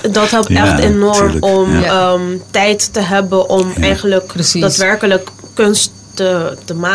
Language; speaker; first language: Dutch; non-native, local second language; Papiamento